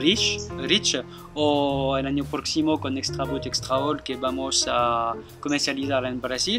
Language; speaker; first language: Spanish; non-native, fluent; French